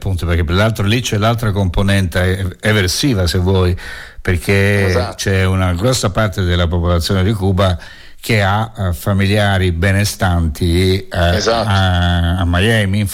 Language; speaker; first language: Italian; native; Italian